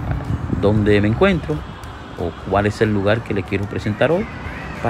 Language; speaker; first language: Spanish; native; Spanish